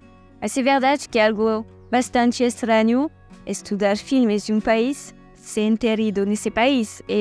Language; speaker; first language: Portuguese; non-native, fluent; French